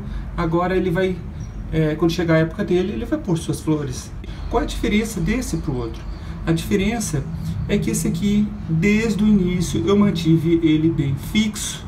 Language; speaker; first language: Portuguese; native; Portuguese